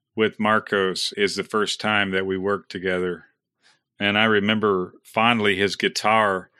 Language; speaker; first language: English; native; English